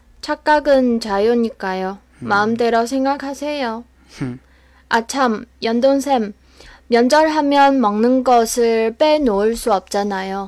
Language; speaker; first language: Korean; non-native, fluent; Chinese